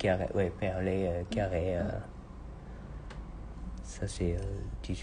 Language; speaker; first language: French; non-native, fluent; Japanese